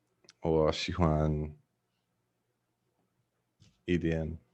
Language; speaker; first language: Chinese; non-native, learner; English